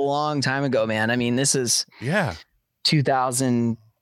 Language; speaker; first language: English; native; English